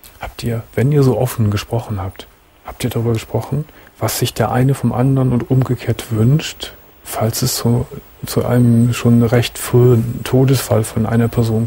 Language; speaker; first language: German; native; German